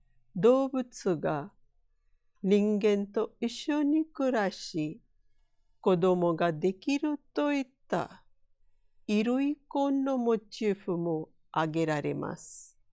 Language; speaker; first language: Japanese; non-native, fluent; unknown